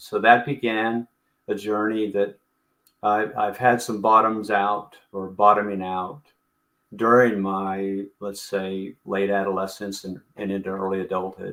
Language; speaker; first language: English; native; English